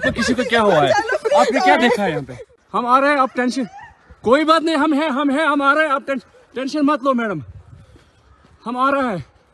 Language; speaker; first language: Hindi; non-native, local second language; Kashmiri